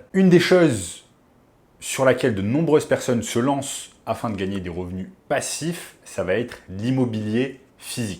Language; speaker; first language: French; native; French